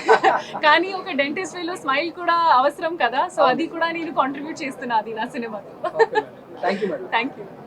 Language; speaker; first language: Telugu; non-native, fluent; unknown